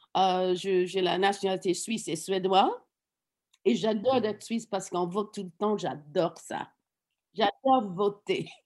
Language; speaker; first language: French; non-native, fluent; English